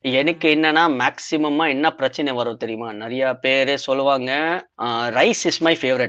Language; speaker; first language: Tamil; native; Tamil